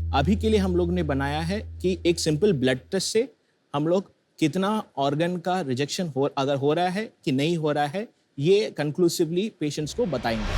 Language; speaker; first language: Hindi; non-native, local second language; Tamil